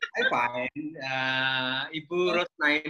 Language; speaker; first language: English; non-native, learner; Indonesian